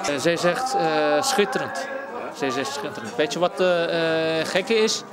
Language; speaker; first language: Dutch; non-native, fluent; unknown